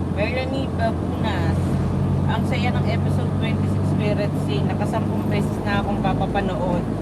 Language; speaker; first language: Filipino; native; Filipino